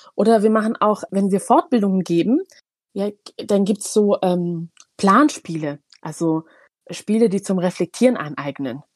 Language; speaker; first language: German; early bilingual, other home language; Tigrinya